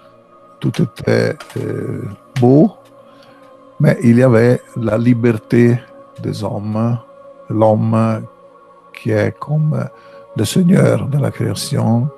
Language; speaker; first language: French; non-native, fluent; Italian